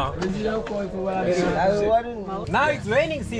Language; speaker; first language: English; non-native, learner; Japanese